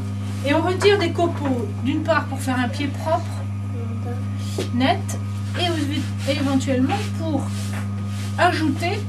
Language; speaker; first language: French; native; French